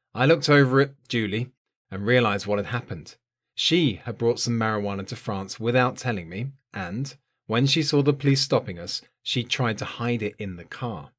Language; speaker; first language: English; native; English